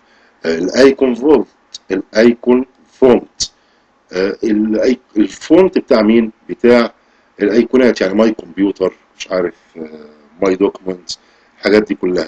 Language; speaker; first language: Arabic; native; Arabic